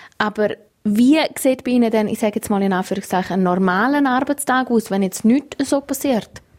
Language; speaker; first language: German; native; German